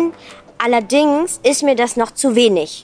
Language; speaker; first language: German; native; German